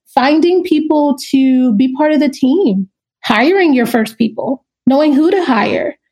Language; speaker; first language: English; native; English